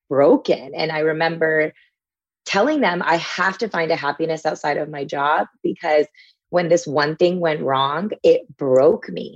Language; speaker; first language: English; native; English